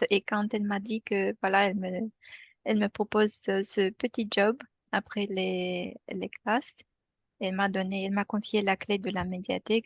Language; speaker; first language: French; non-native, fluent; Romanian